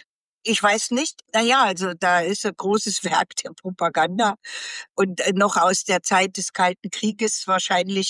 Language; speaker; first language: German; native; German